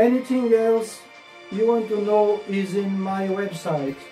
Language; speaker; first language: English; non-native, learner; Portuguese